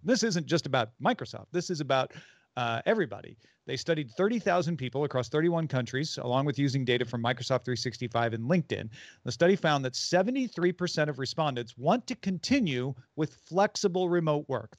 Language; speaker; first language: English; native; English